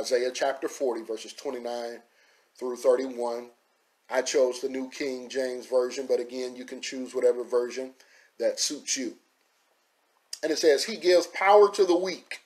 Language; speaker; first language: English; native; English